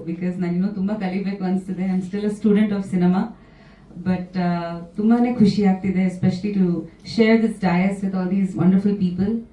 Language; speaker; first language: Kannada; non-native, fluent; Bangla